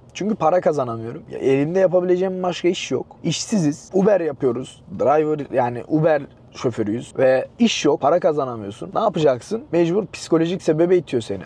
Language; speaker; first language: Turkish; native; Turkish